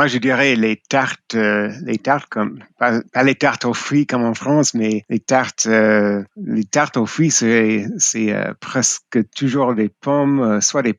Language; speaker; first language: French; non-native, fluent; English